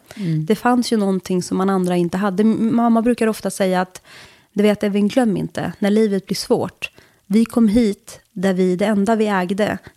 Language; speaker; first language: Swedish; early bilingual, other home language; Kurdish